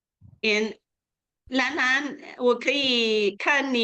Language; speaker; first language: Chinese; non-native, local second language; Cantonese